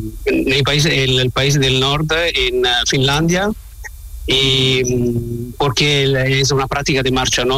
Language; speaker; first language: Spanish; non-native, learner; Italian